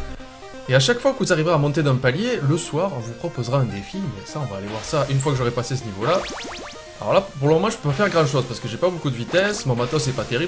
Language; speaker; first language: French; native; French